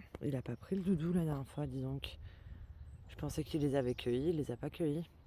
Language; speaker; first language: French; native; French